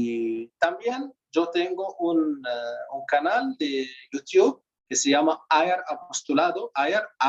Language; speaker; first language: Spanish; non-native, fluent; Arabic